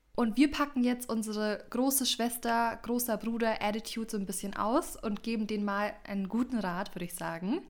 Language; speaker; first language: German; early bilingual, other home language; Amharic